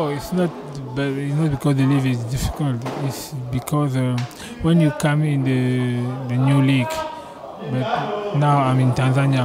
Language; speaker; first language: English; non-native, learner; French